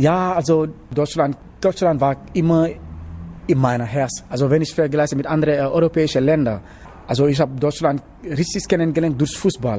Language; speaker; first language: German; non-native, learner; Wolof